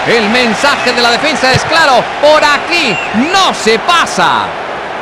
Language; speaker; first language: Spanish; native; Spanish